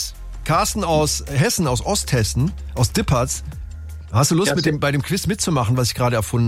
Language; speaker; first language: German; native; German